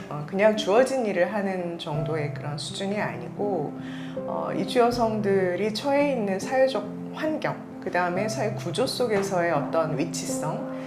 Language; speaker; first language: Korean; native; Korean